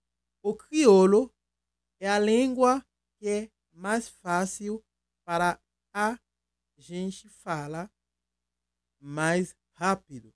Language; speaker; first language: Portuguese; non-native, local second language; Haitian Creole